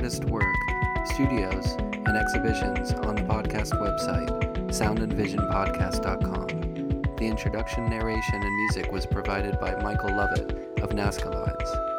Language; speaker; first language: English; native; English